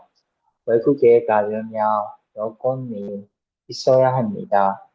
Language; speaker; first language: Korean; non-native, learner; Chinese